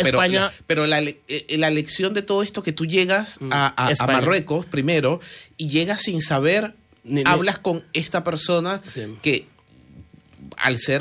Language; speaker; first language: Spanish; native; Spanish